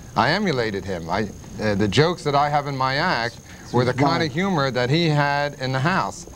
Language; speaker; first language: English; native; English